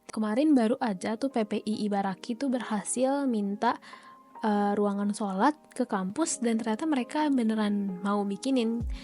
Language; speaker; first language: Indonesian; native; Indonesian